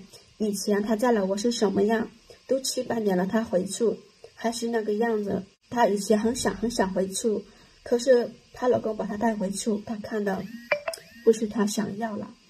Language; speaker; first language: Chinese; non-native, fluent; Lao